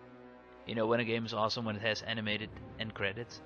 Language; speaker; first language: English; non-native, fluent; Dutch